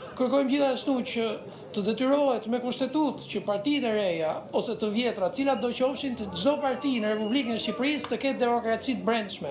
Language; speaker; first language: Albanian; native; Albanian